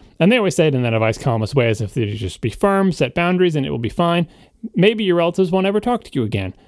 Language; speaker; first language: English; native; English